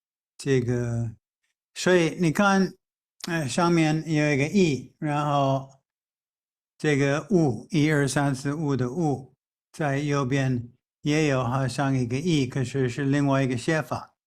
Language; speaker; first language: Chinese; non-native, fluent; English